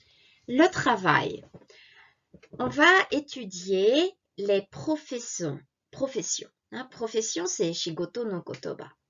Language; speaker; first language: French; non-native, fluent; Japanese